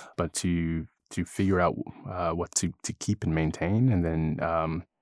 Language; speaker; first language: English; native; English